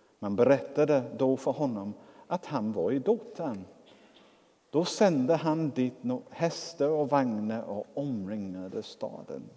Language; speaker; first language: Swedish; non-native, fluent; English